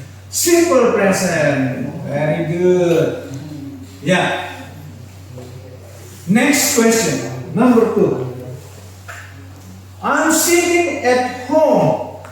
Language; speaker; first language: English; non-native, fluent; Indonesian